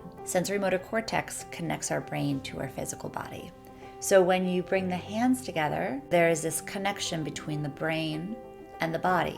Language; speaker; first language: English; native; English